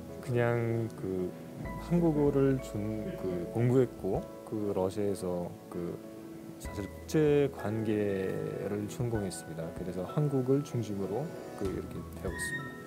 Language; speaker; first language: Korean; non-native, fluent; Russian